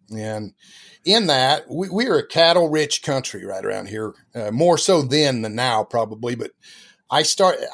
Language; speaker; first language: English; native; English